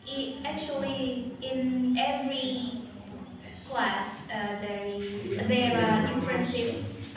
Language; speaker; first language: English; non-native, learner; Indonesian